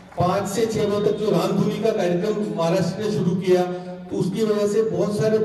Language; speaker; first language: Hindi; native; Hindi